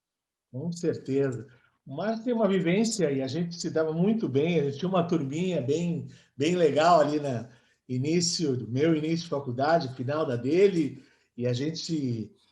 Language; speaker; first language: Portuguese; native; Portuguese